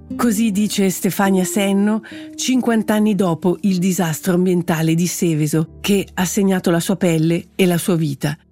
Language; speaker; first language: Italian; native; Italian